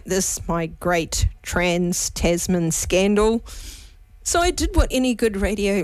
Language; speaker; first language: English; native; English